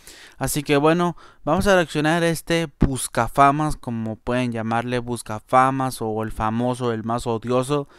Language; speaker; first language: Spanish; native; Spanish